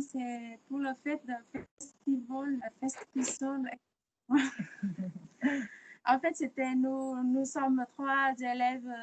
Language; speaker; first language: French; non-native, learner; Vietnamese